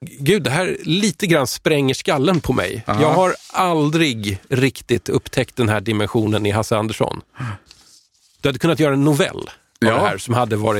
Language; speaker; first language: Swedish; native; Swedish